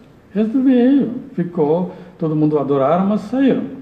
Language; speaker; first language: Portuguese; non-native, learner; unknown